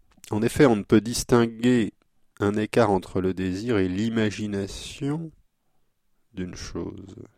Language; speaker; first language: French; native; French